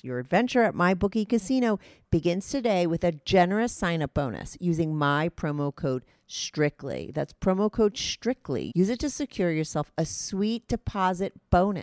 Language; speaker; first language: English; native; English